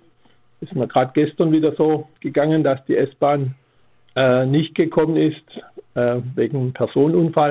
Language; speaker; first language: German; native; German